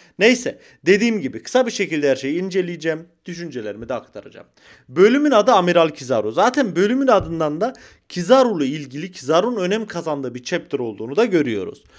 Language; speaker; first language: Turkish; early bilingual, heritage; Turkish